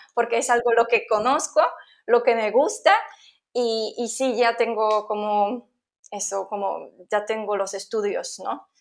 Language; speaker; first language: Spanish; non-native, fluent; Polish